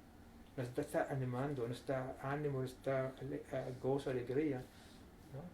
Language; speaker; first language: Spanish; non-native, fluent; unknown